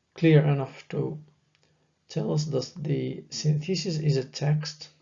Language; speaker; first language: English; non-native, fluent; French